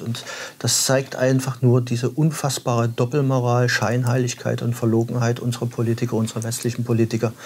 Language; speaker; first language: German; native; German